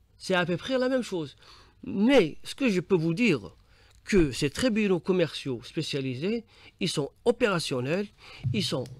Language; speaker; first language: French; non-native, local second language; Arabic